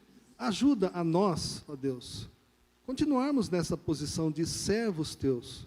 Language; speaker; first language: Portuguese; native; Portuguese